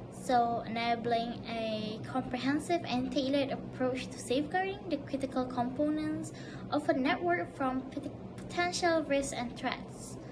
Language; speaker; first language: English; non-native, local second language; Malay